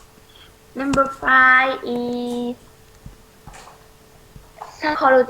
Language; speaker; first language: English; non-native, learner; Vietnamese